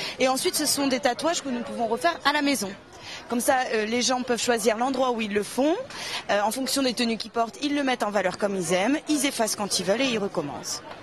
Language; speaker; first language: French; native; French